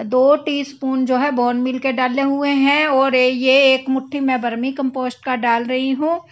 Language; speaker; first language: Hindi; native; Hindi